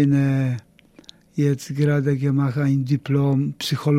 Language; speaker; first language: German; non-native, learner; Polish